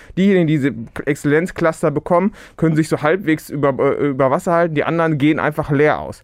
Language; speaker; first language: German; early bilingual, other home language; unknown